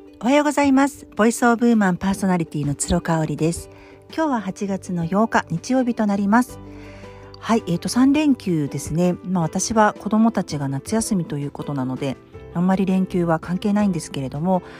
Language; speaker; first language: Japanese; native; Japanese